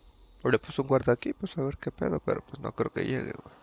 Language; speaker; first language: Spanish; native; Spanish